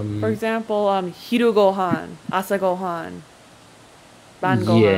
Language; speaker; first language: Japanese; non-native, fluent; English